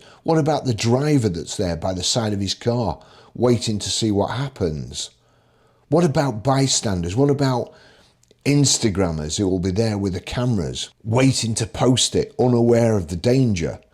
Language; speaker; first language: English; native; English